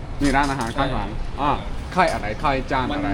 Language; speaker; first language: Thai; non-native, learner; English